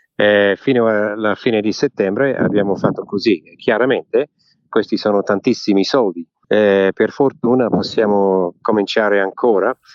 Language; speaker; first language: Italian; early bilingual, heritage; English